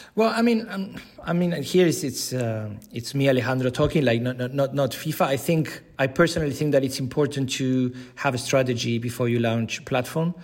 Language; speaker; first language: English; non-native, fluent; Spanish